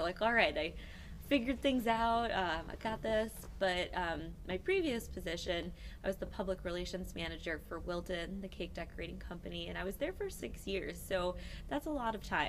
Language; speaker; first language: English; native; English